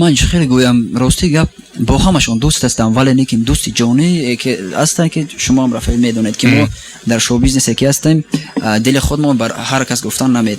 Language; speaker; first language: Persian; non-native, local second language; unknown